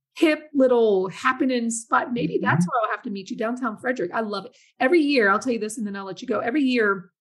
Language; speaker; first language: English; native; English